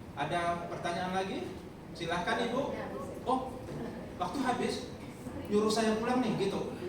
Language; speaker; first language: Indonesian; non-native, local second language; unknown